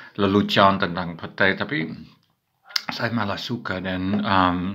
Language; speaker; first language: Indonesian; non-native, fluent; English